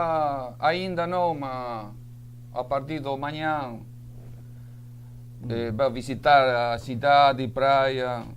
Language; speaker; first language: Portuguese; non-native, learner; Spanish